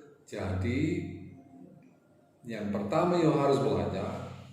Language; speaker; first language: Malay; non-native, fluent; English